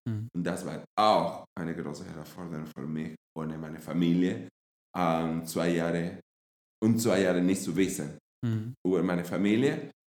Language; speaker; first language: German; non-native, fluent; Spanish